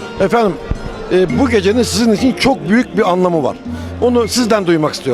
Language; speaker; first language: Turkish; native; Turkish